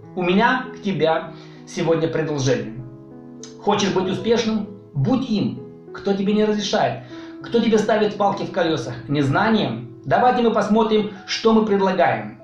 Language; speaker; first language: Russian; non-native, local second language; Romanian